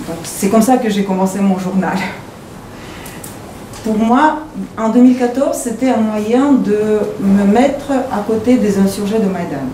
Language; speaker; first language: French; non-native, fluent; Ukrainian